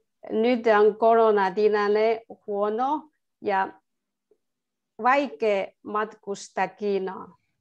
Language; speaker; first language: Finnish; non-native, learner; Chinese